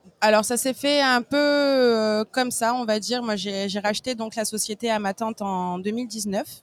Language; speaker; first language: French; native; French